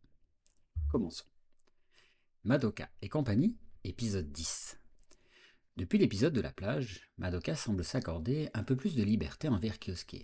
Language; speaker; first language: French; native; French